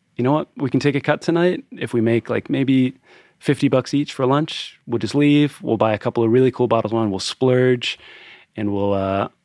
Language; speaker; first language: English; native; English